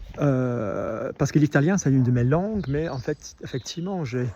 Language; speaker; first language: French; non-native, fluent; English